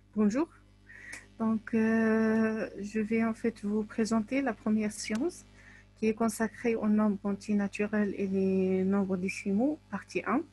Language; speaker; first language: French; non-native, local second language; Arabic